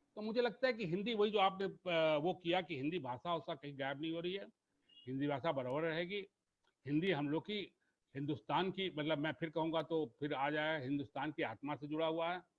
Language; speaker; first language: Hindi; native; Hindi